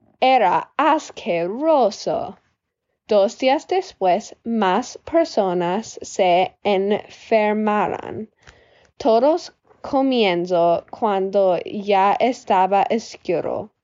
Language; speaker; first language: Spanish; non-native, learner; English